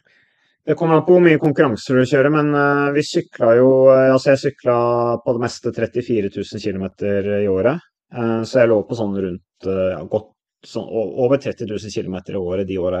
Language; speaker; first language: Norwegian; native; Norwegian